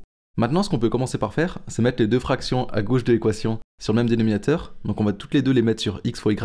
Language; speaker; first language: French; native; French